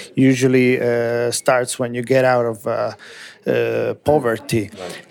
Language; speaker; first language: English; non-native, fluent; Italian